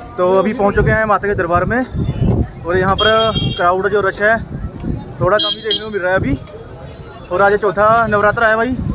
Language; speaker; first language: Hindi; non-native, local second language; Punjabi